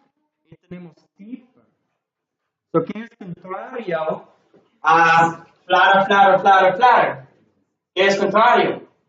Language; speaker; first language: Spanish; non-native, learner; English